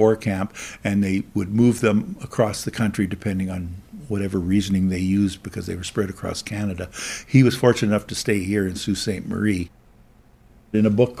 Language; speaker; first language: English; native; English